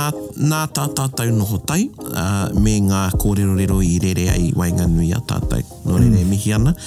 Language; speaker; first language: Māori; non-native, local second language; English